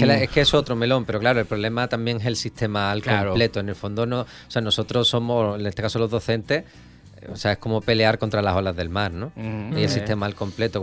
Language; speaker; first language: Spanish; native; Spanish